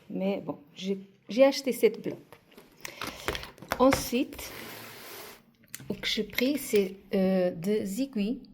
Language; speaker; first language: French; non-native, fluent; Portuguese